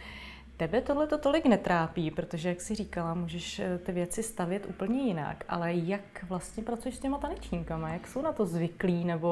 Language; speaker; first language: Czech; native; Czech